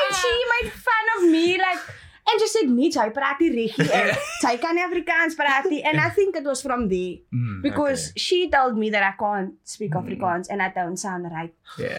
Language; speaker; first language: English; native; English